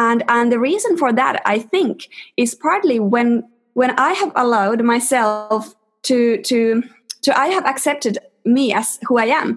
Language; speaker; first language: English; non-native, fluent; Finnish